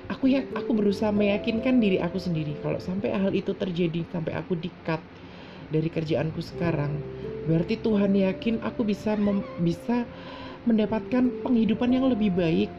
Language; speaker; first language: Indonesian; native; Indonesian